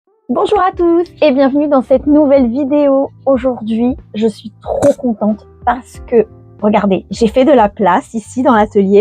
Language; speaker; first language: French; native; French